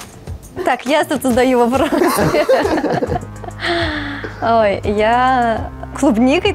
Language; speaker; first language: Russian; native; Russian